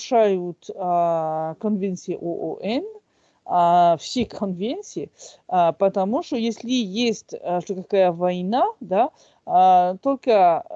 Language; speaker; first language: Russian; non-native, fluent; French